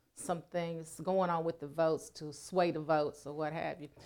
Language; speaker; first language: English; native; English